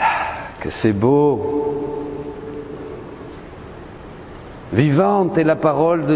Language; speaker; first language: French; native; French